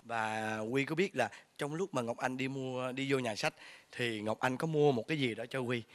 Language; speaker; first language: Vietnamese; native; Vietnamese